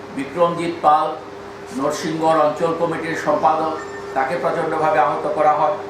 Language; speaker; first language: Bangla; native; Bangla